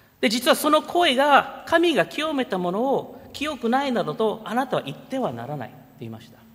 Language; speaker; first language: Japanese; early bilingual, heritage; Japanese